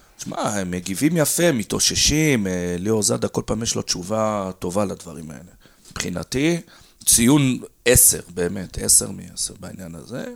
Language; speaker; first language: Hebrew; native; Hebrew